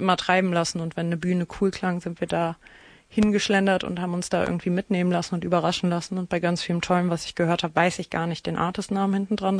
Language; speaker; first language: German; native; German